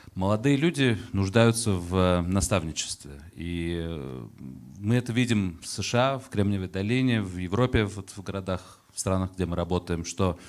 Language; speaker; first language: Russian; early bilingual, heritage; Russian